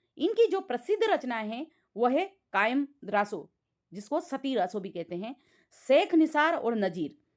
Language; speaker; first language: Hindi; native; Hindi